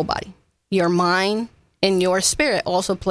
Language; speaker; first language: English; non-native, fluent; Spanish